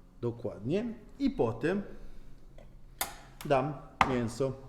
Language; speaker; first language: Polish; non-native, learner; Italian